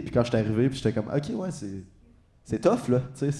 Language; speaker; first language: French; native; French